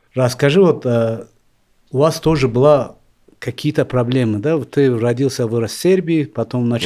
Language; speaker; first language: Russian; non-native, local second language; Tajik